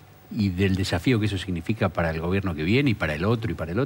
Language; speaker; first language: Spanish; native; Spanish